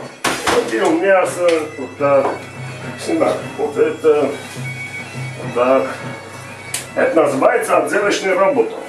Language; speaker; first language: Russian; non-native, local second language; Armenian